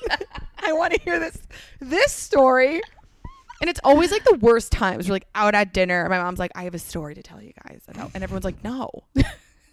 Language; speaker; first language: English; native; English